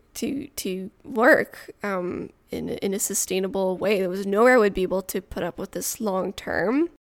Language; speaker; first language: English; non-native, fluent; French